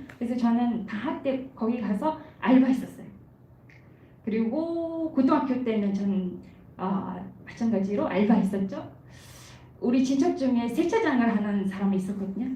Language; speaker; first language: Korean; non-native, fluent; Mongolian